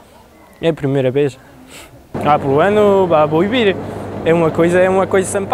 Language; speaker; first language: Portuguese; early bilingual, heritage; Portuguese